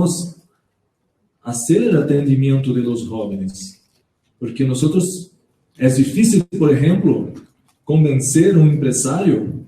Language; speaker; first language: Spanish; non-native, learner; Portuguese